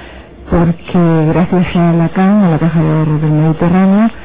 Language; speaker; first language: Spanish; native; Spanish